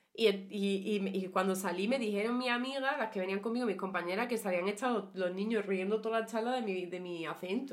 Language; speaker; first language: Spanish; native; Spanish